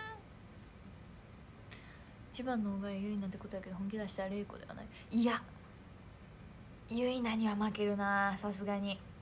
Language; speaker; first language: Japanese; native; Japanese